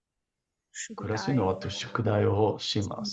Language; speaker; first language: Japanese; non-native, learner; English